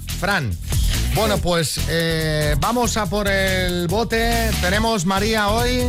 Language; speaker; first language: Spanish; native; Spanish